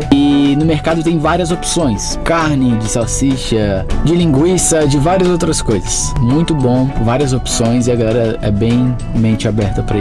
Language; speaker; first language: Portuguese; native; Portuguese